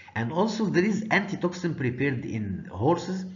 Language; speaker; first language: English; non-native, fluent; Arabic